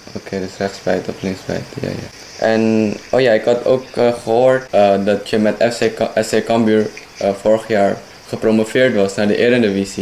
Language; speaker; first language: Dutch; non-native, fluent; Indonesian